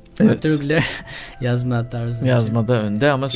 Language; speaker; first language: Turkish; non-native, learner; Albanian